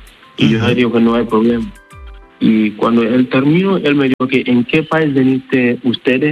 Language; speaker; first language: Spanish; non-native, learner; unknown